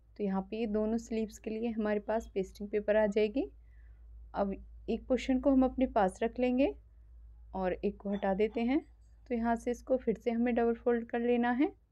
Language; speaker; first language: Hindi; native; Hindi